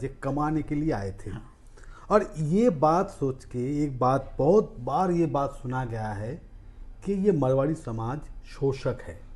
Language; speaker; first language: Hindi; non-native, local second language; Bangla